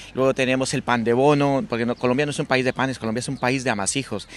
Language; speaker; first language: Spanish; native; Spanish